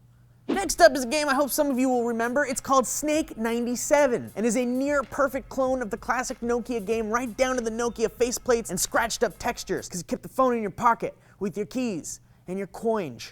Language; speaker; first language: English; native; English